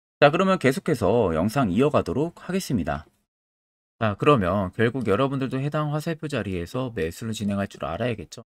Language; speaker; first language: Korean; native; Korean